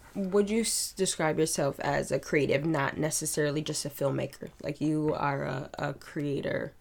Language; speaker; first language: English; native; English